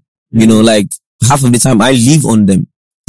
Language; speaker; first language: English; non-native, local second language; Yoruba